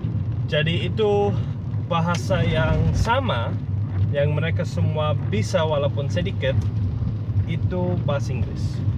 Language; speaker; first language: Indonesian; non-native, fluent; English